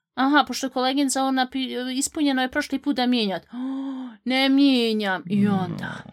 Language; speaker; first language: Bosnian; native; Bosnian